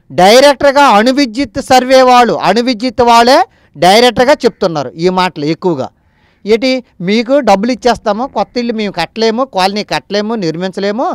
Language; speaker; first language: Telugu; native; Telugu